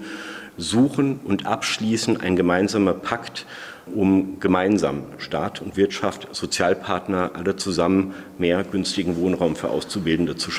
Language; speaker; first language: German; native; German